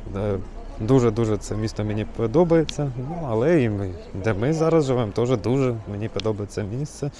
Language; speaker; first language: Ukrainian; native; Ukrainian